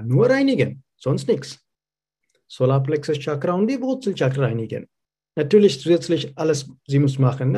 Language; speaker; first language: German; non-native, learner; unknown